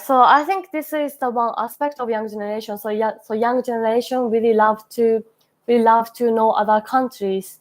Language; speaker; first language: English; non-native, learner; Japanese